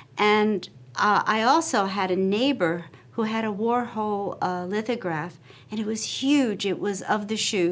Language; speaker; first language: English; native; English